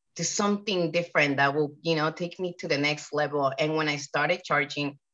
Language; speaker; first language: English; non-native, fluent; Spanish